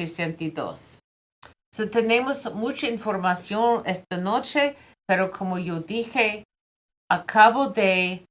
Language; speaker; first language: Spanish; non-native, fluent; English